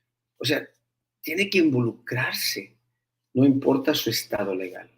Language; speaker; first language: Spanish; early bilingual, heritage; Spanish